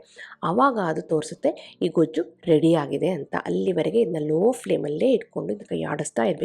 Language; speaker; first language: Kannada; native; Kannada